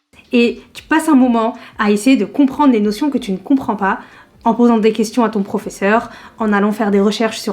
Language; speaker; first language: French; native; French